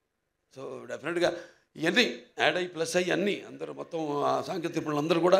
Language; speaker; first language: Telugu; native; Telugu